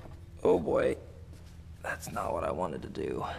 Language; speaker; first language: English; native; English